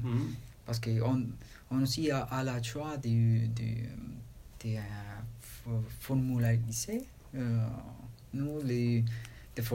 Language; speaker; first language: French; non-native, learner; Spanish